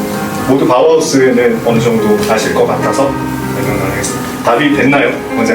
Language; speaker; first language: Korean; native; Korean